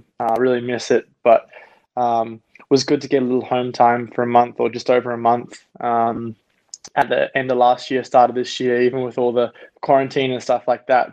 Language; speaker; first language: English; native; English